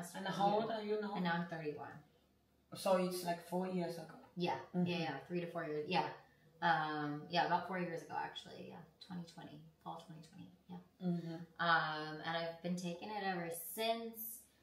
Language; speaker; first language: English; native; English